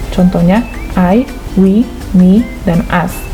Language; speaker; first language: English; non-native, fluent; Indonesian